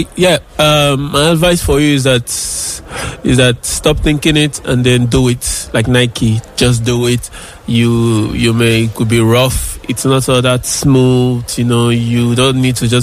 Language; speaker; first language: English; non-native, local second language; Igbo